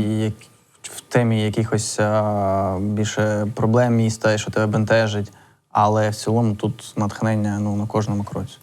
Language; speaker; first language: Ukrainian; non-native, local second language; Russian